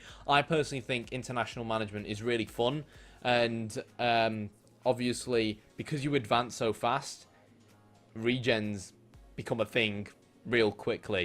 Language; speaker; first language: English; native; English